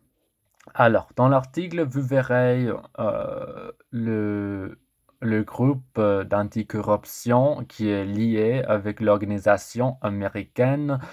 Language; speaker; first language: French; non-native, learner; English